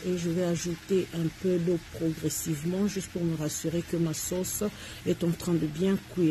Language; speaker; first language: French; non-native, local second language; Lingala